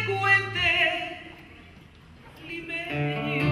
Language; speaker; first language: Spanish; native; Spanish